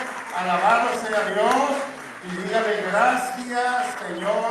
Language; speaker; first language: Spanish; native; Spanish